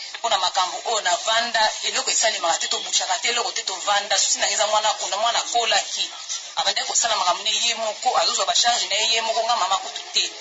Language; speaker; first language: Lingala; non-native, local second language; Kongo